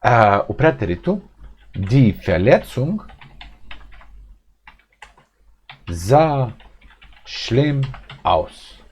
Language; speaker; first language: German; non-native, fluent; Bosnian